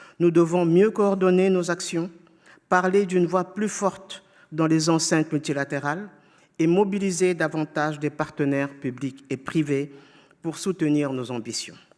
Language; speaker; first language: French; non-native, fluent; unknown